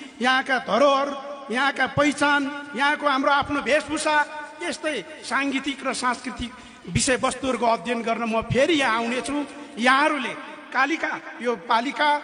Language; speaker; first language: Nepali; non-native, local second language; Eastern Tamang